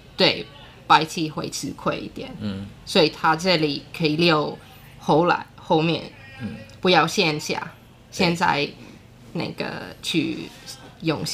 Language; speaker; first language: Chinese; non-native, learner; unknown